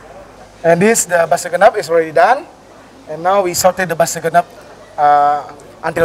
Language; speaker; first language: English; non-native, learner; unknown